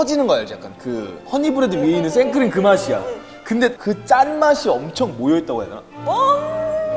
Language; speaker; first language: Korean; native; Korean